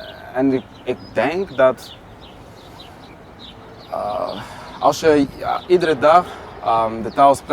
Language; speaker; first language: Dutch; non-native, fluent; Portuguese